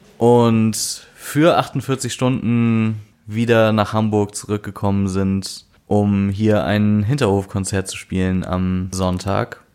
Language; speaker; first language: German; native; German